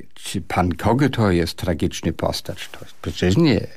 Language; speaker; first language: Polish; non-native, fluent; English